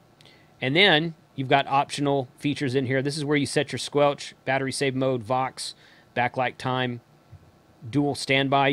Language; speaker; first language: English; native; English